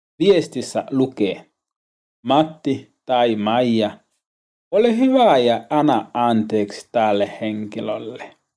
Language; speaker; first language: Finnish; non-native, learner; Swahili